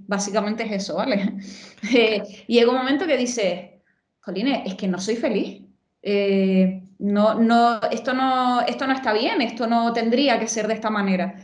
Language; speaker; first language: Spanish; native; Spanish